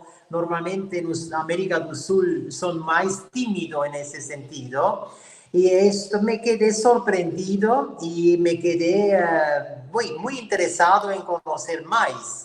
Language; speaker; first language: Portuguese; non-native, learner; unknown